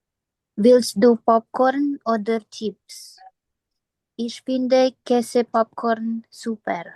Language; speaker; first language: German; non-native, learner; Filipino